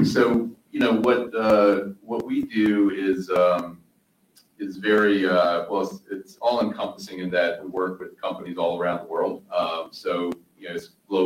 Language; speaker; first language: English; native; English